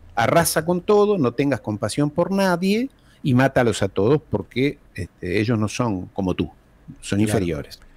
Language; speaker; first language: Spanish; early bilingual, heritage; Spanish